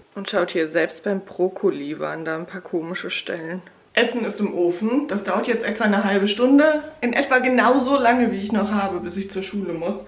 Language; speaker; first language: German; native; German